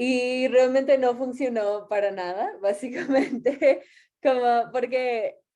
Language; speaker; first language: Spanish; non-native, fluent; English